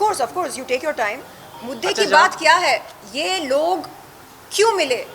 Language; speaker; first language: Hindi; native; Hindi